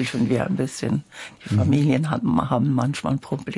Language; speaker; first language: German; non-native, local second language; French